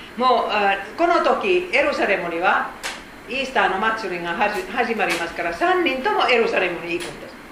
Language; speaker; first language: Japanese; non-native, fluent; Finnish